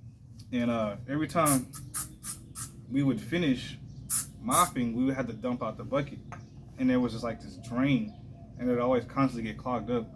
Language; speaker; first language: English; native; English